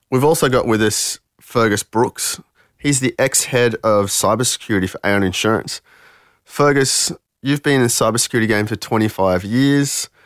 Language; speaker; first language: English; early bilingual, other home language; French